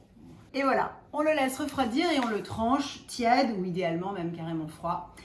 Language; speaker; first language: French; native; French